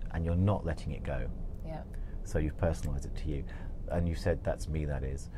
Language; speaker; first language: English; native; English